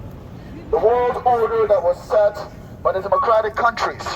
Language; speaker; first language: English; non-native, fluent; Ukrainian